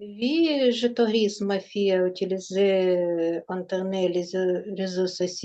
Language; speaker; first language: French; non-native, learner; Ukrainian